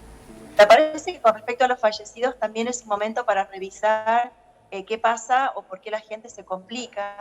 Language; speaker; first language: Spanish; native; Spanish